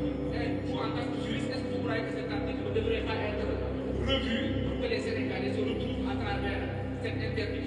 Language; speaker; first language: French; non-native, local second language; Wolof